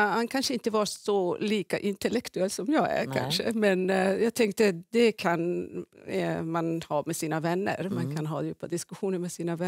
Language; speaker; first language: Swedish; non-native, fluent; Persian